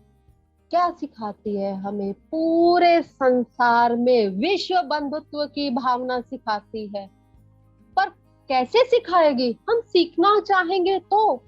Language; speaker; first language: Hindi; native; Hindi